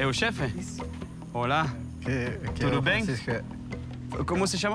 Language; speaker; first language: Portuguese; non-native, learner; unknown